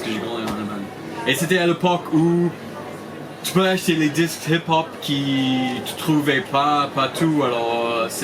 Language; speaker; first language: French; non-native, fluent; English